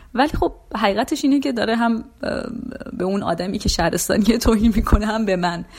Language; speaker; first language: Persian; native; Persian